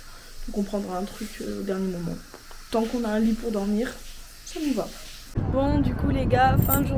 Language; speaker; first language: French; native; French